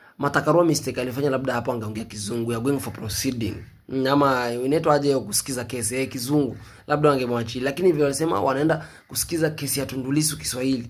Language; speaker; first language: Swahili; native; Swahili